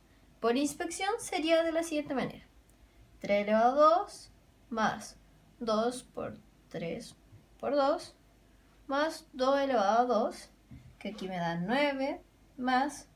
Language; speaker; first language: Spanish; native; Spanish